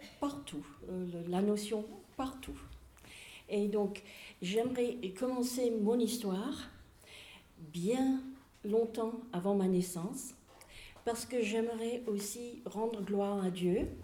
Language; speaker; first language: French; non-native, fluent; English